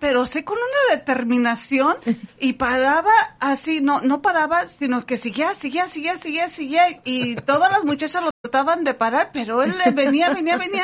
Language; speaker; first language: Spanish; early bilingual, heritage; Spanish